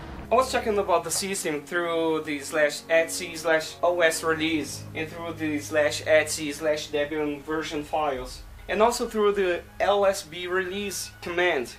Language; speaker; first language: English; non-native, fluent; Portuguese